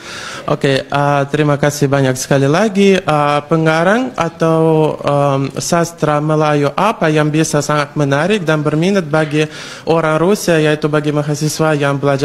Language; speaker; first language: Indonesian; non-native, fluent; Russian